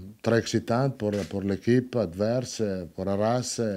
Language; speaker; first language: French; non-native, learner; Italian